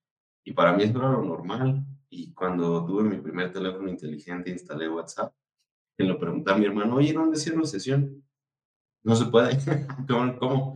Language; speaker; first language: Spanish; native; Spanish